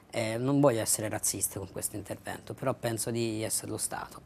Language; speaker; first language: Italian; native; Italian